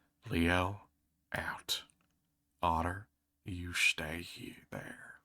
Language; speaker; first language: English; native; English